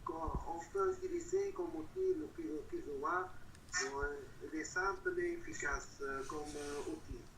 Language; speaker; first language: French; non-native, local second language; Arabic